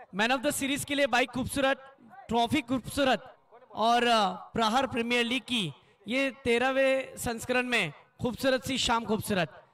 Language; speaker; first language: Hindi; non-native, local second language; Marathi